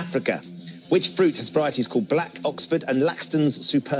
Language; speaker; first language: English; native; English